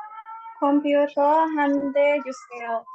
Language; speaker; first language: Korean; non-native, learner; Indonesian